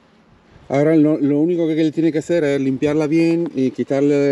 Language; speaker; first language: Spanish; non-native, fluent; Italian